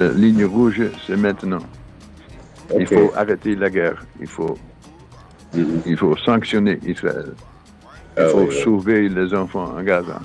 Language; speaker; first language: French; non-native, fluent; Dutch